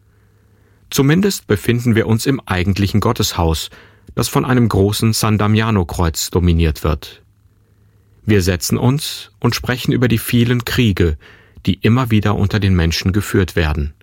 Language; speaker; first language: German; native; German